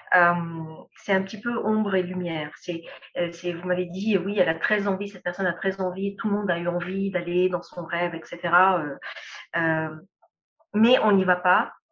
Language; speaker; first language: French; non-native, local second language; Arabic